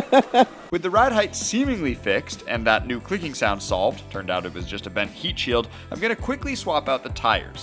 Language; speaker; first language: English; native; English